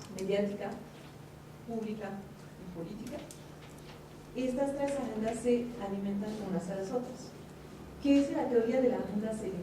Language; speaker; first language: Spanish; non-native, fluent; French